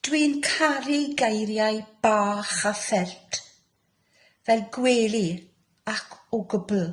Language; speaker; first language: Welsh; non-native, learner; English